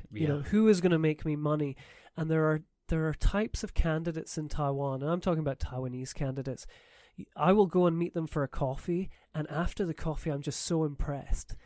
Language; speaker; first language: English; native; English